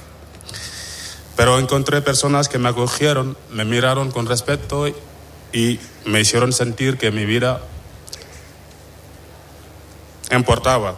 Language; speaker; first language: Spanish; non-native, fluent; Wolof